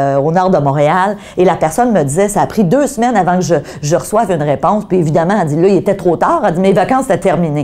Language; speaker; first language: French; native; French